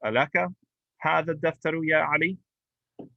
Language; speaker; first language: Arabic; non-native, fluent; English